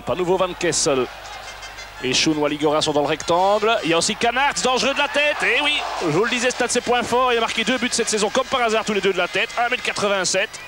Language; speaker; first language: French; native; French